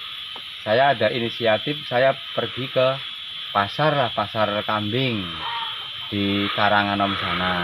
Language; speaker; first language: Indonesian; non-native, local second language; Javanese